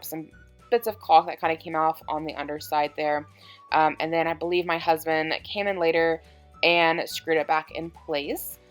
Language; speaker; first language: English; native; English